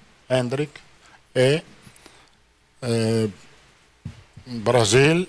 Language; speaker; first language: Portuguese; non-native, fluent; Italian